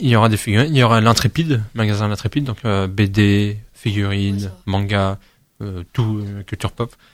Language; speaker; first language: French; native; French